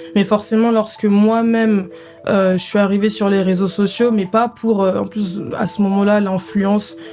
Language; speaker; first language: French; early bilingual, other home language; Lingala